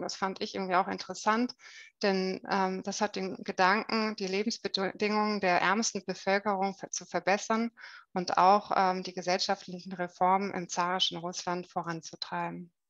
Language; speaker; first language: German; native; German